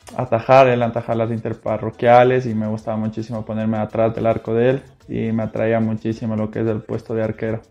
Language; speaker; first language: Spanish; native; Spanish